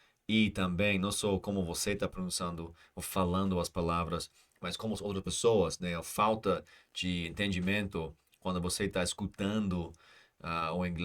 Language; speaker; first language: Portuguese; non-native, learner; English